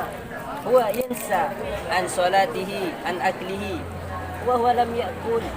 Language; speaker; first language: Arabic; non-native, learner; Indonesian